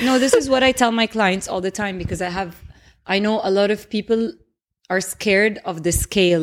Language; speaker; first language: English; non-native, fluent; Arabic